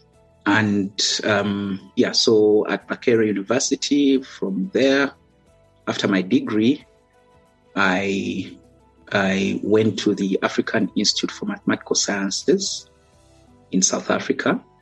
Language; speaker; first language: English; non-native, local second language; Ganda